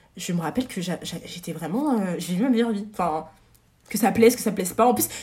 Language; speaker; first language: French; native; French